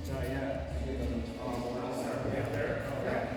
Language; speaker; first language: English; native; English